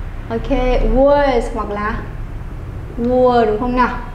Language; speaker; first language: English; non-native, fluent; Vietnamese